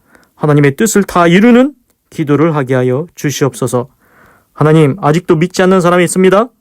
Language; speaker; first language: Korean; native; Korean